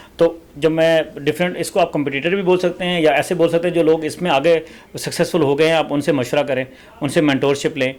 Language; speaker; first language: Urdu; non-native, local second language; Punjabi